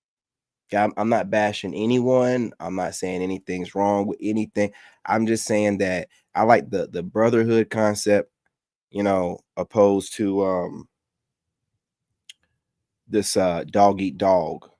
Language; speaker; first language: English; native; English